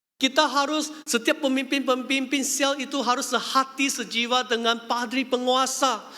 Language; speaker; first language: Malay; non-native, local second language; Chinese